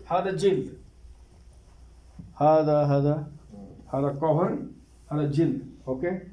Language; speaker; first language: Arabic; non-native, learner; Hindi